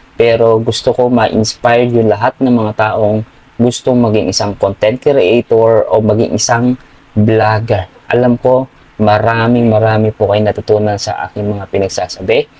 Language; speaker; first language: Filipino; non-native, local second language; Pampanga